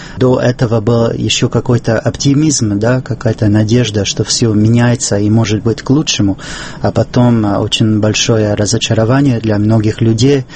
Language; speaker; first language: Russian; non-native, fluent; English